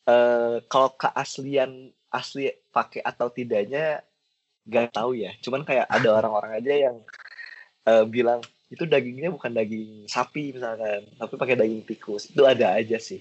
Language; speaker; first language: Indonesian; native; Indonesian